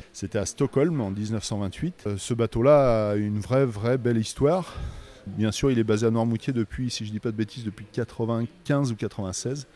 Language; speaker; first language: French; native; French